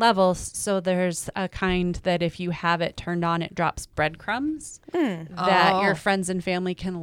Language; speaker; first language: English; native; English